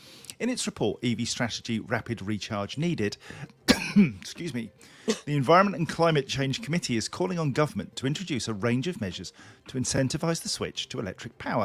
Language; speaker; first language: English; native; English